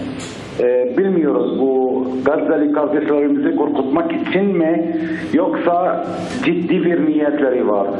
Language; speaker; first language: Turkish; non-native, fluent; Arabic